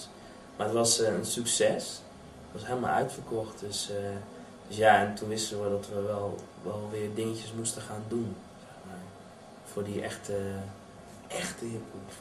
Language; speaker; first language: Dutch; native; Dutch